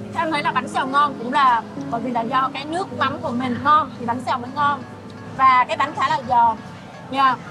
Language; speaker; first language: Vietnamese; native; Vietnamese